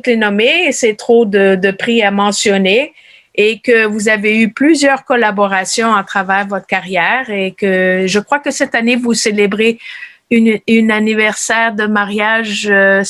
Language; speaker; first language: French; native; French